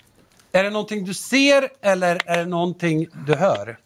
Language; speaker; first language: Swedish; native; Swedish